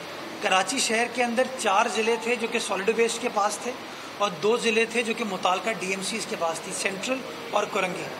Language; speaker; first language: Urdu; native; Urdu